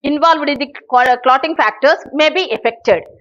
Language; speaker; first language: English; non-native, local second language; Telugu